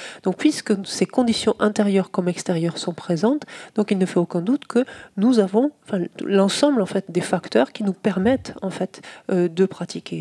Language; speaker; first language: French; native; French